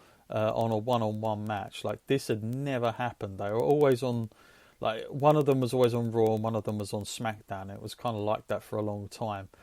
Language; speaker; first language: English; native; English